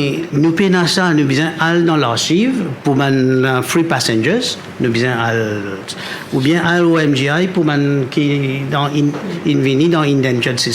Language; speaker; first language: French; non-native, local second language; Morisyen